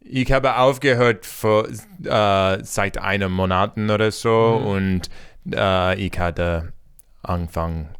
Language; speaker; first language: German; non-native, learner; English